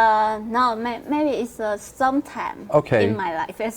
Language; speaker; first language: English; non-native, learner; Vietnamese